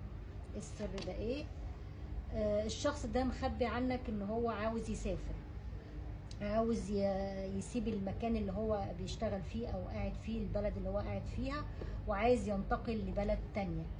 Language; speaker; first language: Arabic; native; Arabic